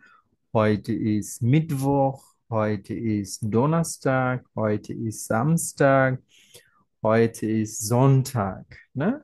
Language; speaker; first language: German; non-native, fluent; Bangla